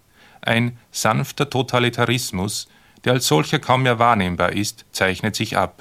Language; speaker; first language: German; native; German